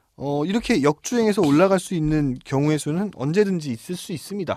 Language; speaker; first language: Korean; native; Korean